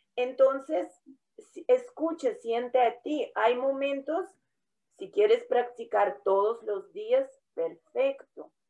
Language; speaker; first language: Spanish; non-native, fluent; Russian